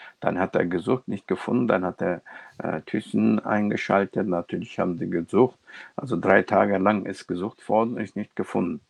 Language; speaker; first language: German; non-native, local second language; Turkish